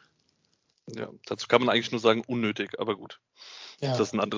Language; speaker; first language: German; native; German